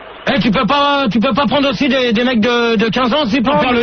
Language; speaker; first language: French; native; French